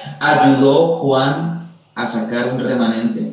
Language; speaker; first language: Spanish; native; Spanish